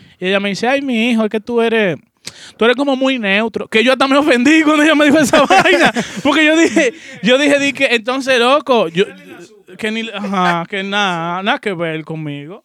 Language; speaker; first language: Spanish; native; Spanish